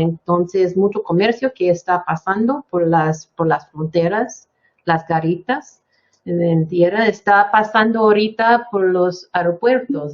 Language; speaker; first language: Spanish; non-native, fluent; English